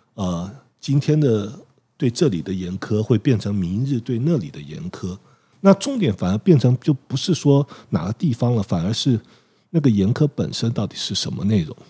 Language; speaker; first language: Chinese; native; Chinese